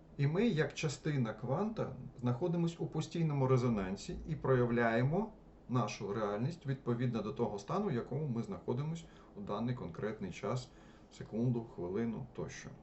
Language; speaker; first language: Ukrainian; non-native, local second language; Russian